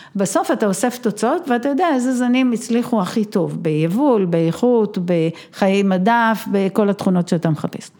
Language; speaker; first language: Hebrew; native; Hebrew